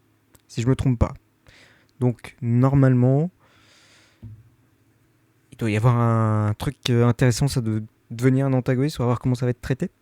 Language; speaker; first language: French; native; French